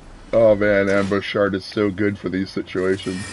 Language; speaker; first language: English; native; English